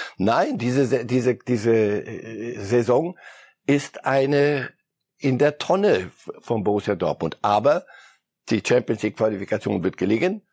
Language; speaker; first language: German; early bilingual, other home language; Polish